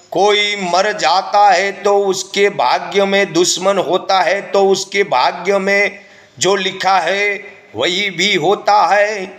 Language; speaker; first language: Hindi; non-native, local second language; Gujarati